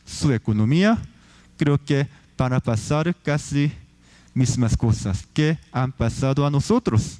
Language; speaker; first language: Spanish; non-native, fluent; Korean